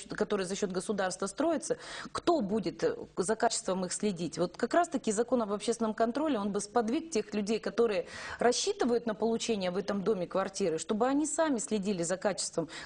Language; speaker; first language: Russian; native; Russian